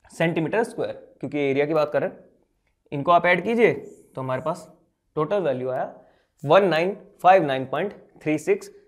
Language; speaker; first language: Hindi; native; Hindi